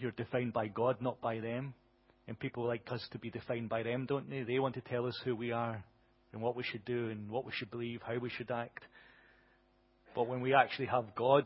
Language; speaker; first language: English; native; English